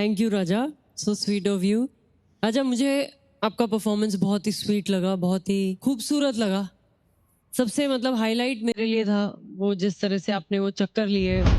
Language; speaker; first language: Hindi; native; Hindi